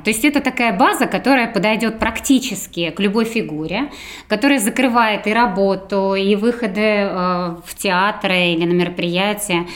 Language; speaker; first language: Russian; native; Russian